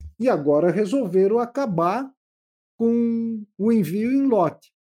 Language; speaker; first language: Portuguese; native; Portuguese